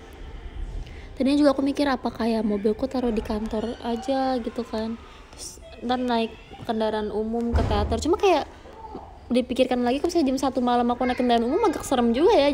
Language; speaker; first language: Indonesian; native; Indonesian